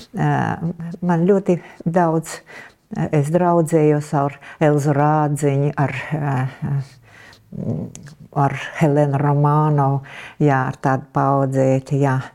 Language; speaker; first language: Latvian; non-native, local second language; Russian